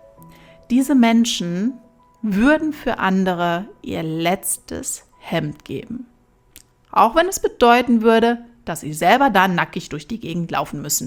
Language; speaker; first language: German; native; German